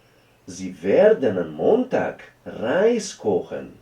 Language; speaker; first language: German; non-native, fluent; Portuguese